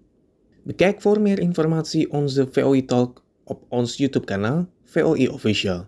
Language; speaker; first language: Dutch; non-native, fluent; Indonesian